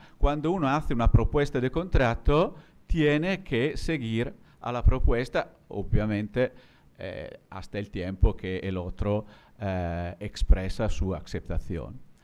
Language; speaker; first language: Spanish; non-native, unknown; Italian